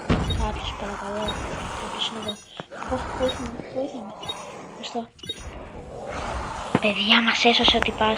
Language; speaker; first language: Greek; native; Greek